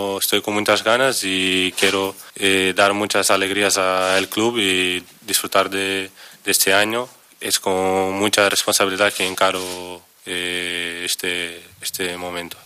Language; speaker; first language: Spanish; non-native, learner; Portuguese